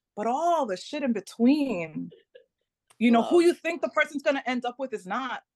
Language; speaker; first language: English; early bilingual, other home language; Spanish